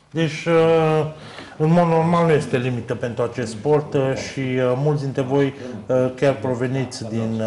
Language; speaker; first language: Romanian; native; Romanian